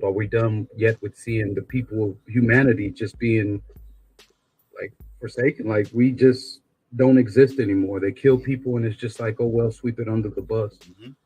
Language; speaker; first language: English; native; English